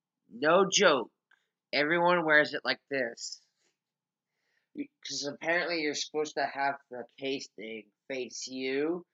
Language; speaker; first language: English; native; English